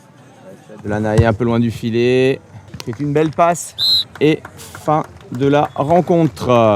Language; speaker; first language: French; native; French